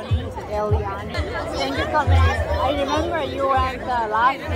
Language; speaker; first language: English; non-native, fluent; Korean